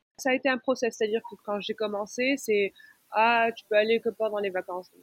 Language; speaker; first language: French; non-native, local second language; Arabic